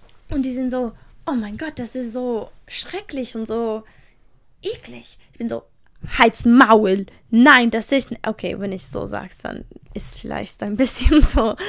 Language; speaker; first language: German; non-native, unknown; English